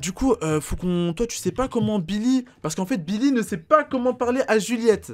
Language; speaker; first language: French; native; French